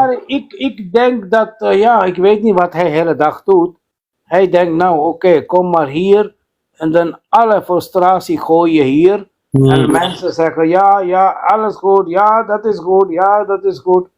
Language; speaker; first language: Dutch; non-native, fluent; Urdu